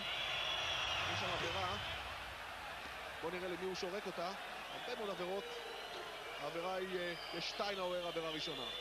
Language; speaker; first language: Hebrew; native; Hebrew